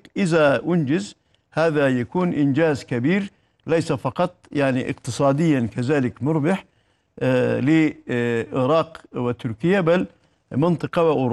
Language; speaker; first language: Arabic; non-native, fluent; Turkish